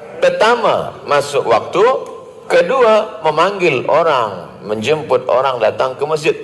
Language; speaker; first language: Malay; native; Malay